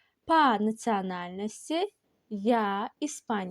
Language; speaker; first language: Russian; non-native, local second language; Azerbaijani